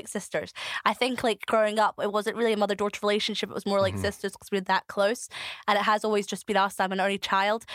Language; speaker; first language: English; native; English